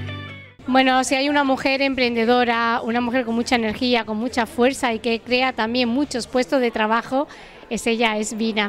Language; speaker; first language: Spanish; native; Spanish